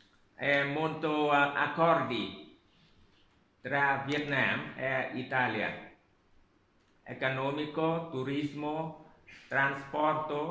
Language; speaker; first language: Italian; non-native, learner; Vietnamese